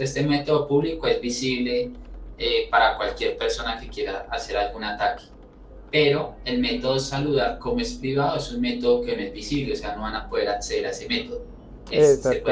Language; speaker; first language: Spanish; native; Spanish